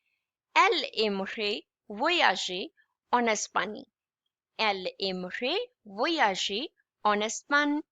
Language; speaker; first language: French; non-native, fluent; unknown